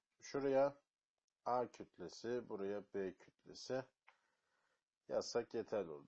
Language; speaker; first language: Turkish; native; Turkish